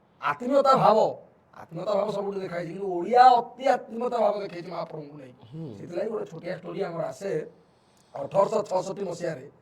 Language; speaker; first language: Odia; native; Odia